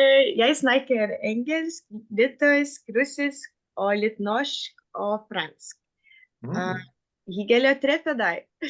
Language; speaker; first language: Norwegian; non-native, learner; Lithuanian